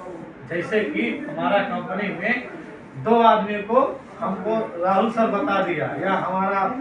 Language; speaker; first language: Hindi; non-native, learner; Nepali